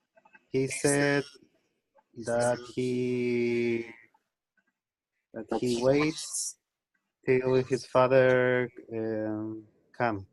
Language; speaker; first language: English; non-native, learner; Spanish